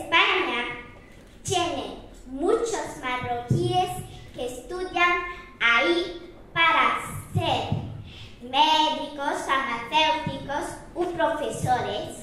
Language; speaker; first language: Spanish; non-native, learner; Arabic